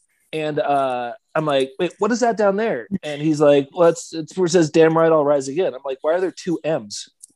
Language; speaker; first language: English; native; English